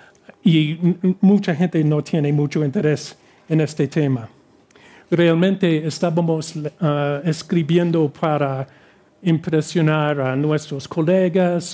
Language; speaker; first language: Spanish; non-native, fluent; English